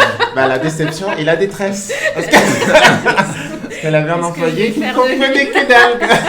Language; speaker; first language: French; native; French